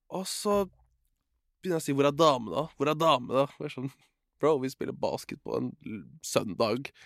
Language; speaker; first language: Norwegian; early bilingual, other home language; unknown